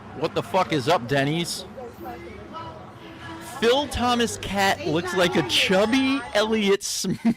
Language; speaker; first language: English; native; English